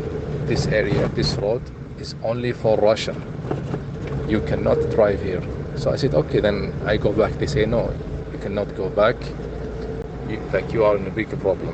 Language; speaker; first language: English; non-native, fluent; Arabic